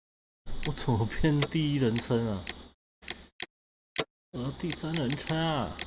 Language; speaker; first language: Chinese; native; Chinese